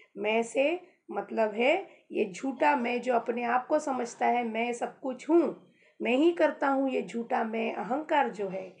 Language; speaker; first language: Hindi; non-native, local second language; Marathi